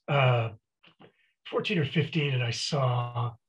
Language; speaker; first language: English; native; English